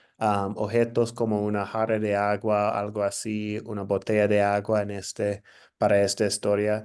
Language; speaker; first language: Spanish; non-native, fluent; English